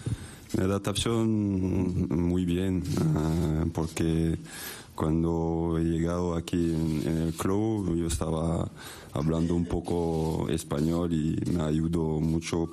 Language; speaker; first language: Spanish; non-native, fluent; French